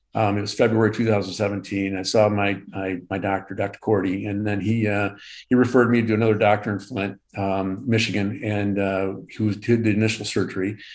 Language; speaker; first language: English; native; English